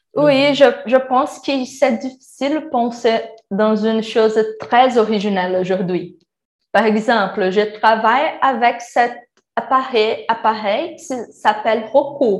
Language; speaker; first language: French; non-native, learner; Portuguese